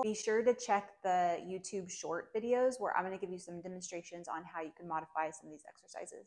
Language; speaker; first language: English; native; English